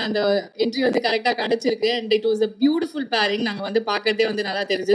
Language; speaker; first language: Tamil; native; Tamil